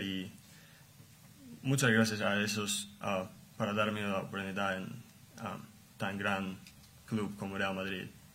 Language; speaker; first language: Spanish; non-native, fluent; Russian